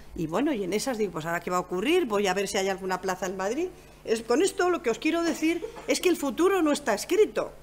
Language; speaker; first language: Spanish; native; Spanish